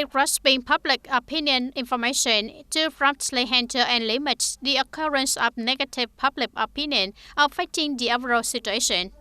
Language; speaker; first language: English; non-native, fluent; Vietnamese